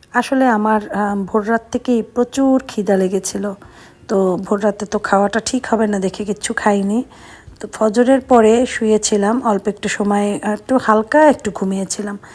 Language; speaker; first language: Bangla; native; Bangla